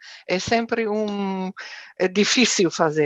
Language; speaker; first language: Portuguese; non-native, fluent; German